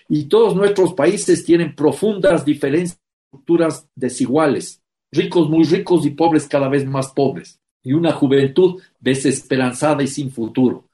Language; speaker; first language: Spanish; native; Spanish